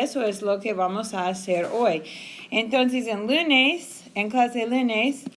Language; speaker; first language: Spanish; non-native, fluent; English